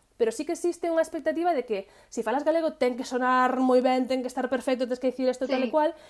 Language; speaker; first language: Galician; native; Galician